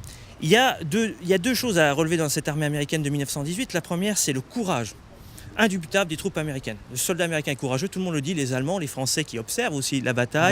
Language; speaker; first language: French; native; French